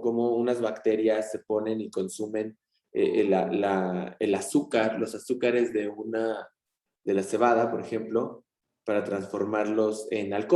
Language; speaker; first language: Spanish; native; Spanish